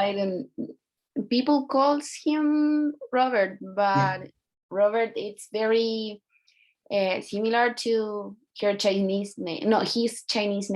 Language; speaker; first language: English; non-native, learner; Spanish